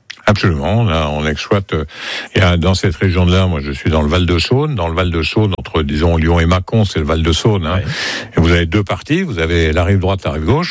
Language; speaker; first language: French; native; French